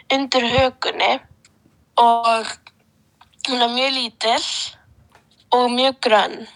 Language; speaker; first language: Icelandic; early bilingual, other home language; Polish